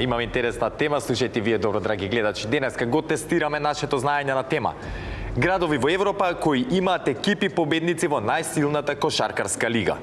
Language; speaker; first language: Macedonian; native; Macedonian